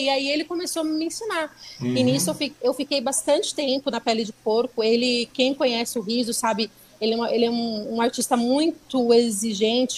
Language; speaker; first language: Portuguese; native; Portuguese